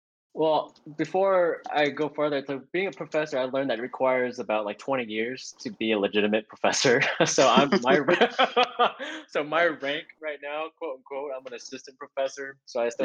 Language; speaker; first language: English; native; English